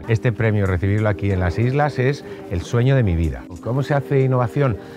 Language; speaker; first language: Spanish; native; Spanish